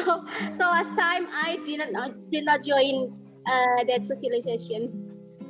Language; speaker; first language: English; non-native, learner; Indonesian